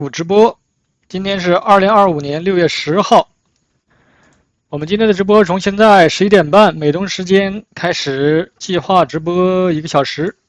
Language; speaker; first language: Chinese; native; Chinese